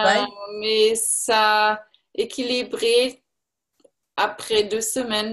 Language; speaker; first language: French; non-native, learner; German